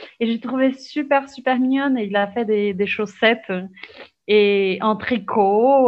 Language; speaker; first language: French; non-native, fluent; Portuguese